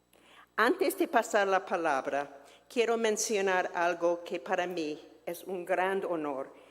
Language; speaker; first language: Spanish; non-native, fluent; English